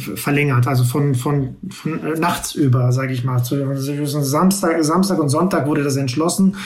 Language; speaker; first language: German; native; German